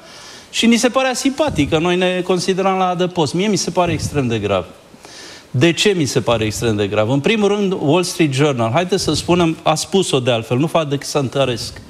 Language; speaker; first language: Romanian; native; Romanian